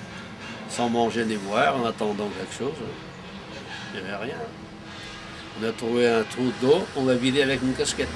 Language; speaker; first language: French; non-native, fluent; Portuguese